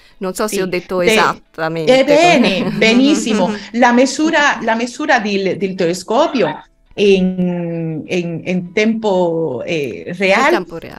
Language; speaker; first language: Italian; non-native, learner; Spanish